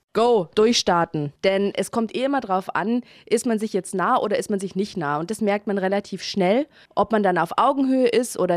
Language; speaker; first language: German; native; German